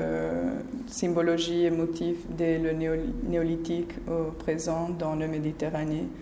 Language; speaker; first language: French; non-native, fluent; Spanish